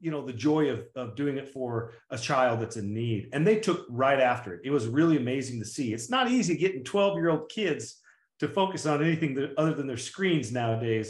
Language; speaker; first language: English; native; English